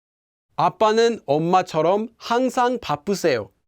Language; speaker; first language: Korean; non-native, fluent; English